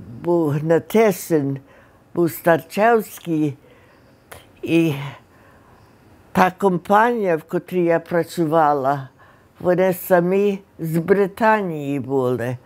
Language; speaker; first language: Ukrainian; early bilingual, heritage; Ukrainian